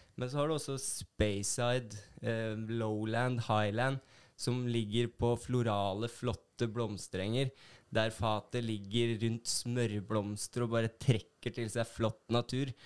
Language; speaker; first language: Norwegian; native; Norwegian